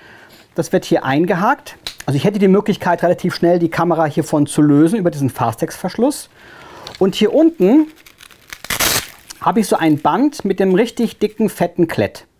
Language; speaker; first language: German; native; German